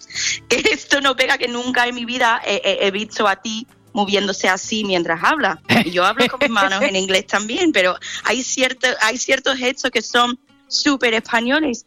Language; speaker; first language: Spanish; non-native, fluent; English